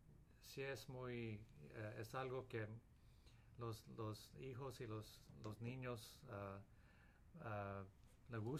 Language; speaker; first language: Spanish; early bilingual, heritage; Spanish